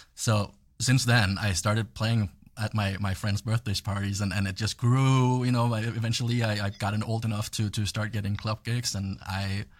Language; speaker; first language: English; non-native, fluent; Danish